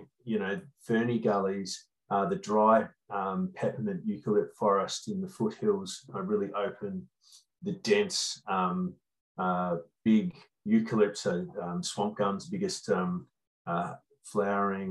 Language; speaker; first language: English; native; English